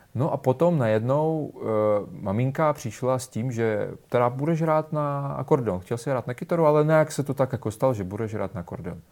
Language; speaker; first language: Czech; non-native, fluent; Russian